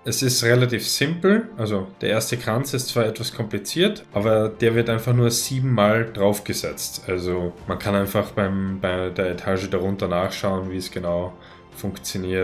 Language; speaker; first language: German; native; German